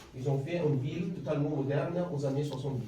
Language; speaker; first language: French; non-native, fluent; Arabic